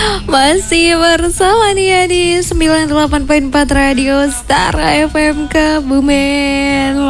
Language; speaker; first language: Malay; non-native, local second language; Javanese